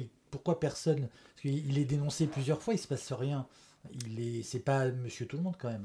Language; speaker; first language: French; native; French